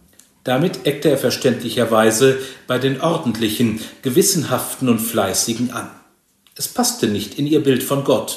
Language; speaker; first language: German; native; German